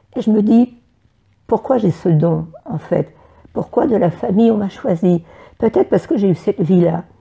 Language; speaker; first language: French; native; French